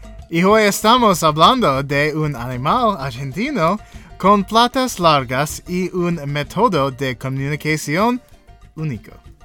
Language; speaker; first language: Spanish; non-native, learner; English